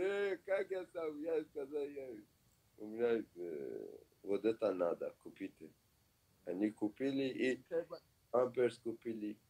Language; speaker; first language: Russian; non-native, learner; Persian